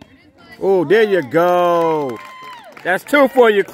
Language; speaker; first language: English; native; English